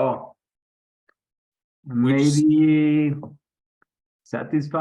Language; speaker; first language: English; non-native, learner; Spanish